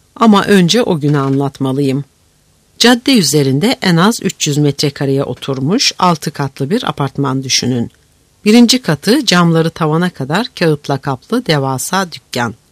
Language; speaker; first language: Turkish; native; Turkish